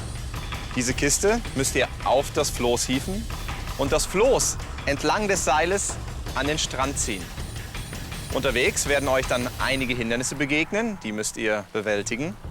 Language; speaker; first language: German; native; German